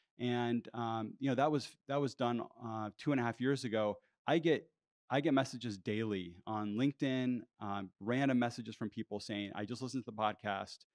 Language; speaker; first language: English; early bilingual, heritage; English